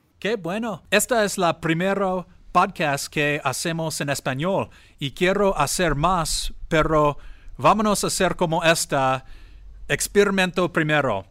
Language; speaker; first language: Spanish; non-native, learner; English